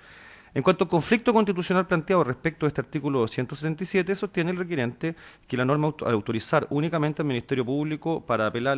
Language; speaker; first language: Spanish; native; Spanish